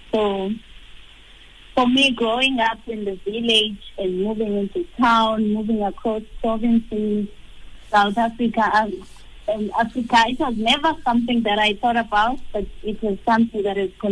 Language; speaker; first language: English; non-native, local second language; Xhosa